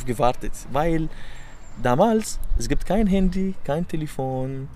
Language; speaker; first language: German; non-native, learner; Arabic